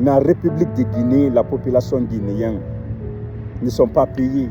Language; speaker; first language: French; non-native, local second language; Fula